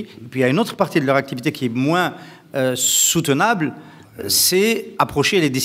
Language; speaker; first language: French; non-native, local second language; Arabic